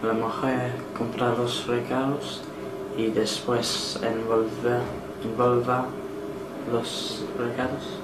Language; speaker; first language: Spanish; non-native, learner; English